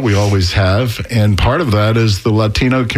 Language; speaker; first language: English; native; English